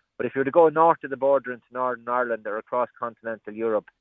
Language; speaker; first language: English; native; English